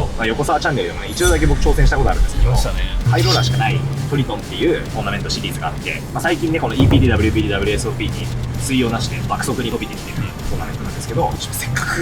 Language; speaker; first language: Japanese; native; Japanese